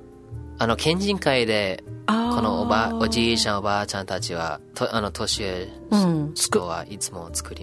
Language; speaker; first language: Japanese; non-native, learner; English